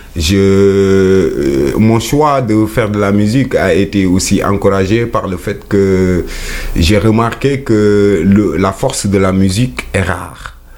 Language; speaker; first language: French; non-native, local second language; Wolof